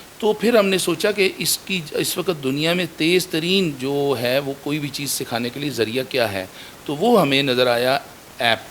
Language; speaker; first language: Urdu; native; Urdu